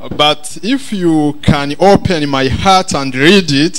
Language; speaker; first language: English; non-native, local second language; Kinyarwanda